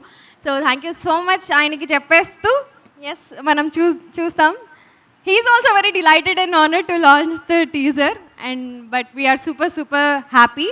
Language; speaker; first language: Telugu; native; Telugu